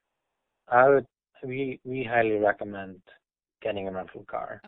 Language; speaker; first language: English; non-native, fluent; Icelandic